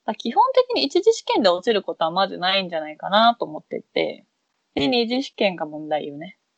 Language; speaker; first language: Japanese; native; Japanese